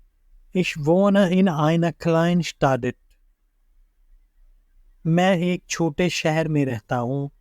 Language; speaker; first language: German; non-native, fluent; Urdu